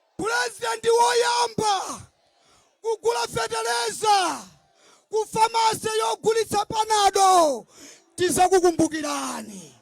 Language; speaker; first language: Nyanja; non-native, local second language; Tumbuka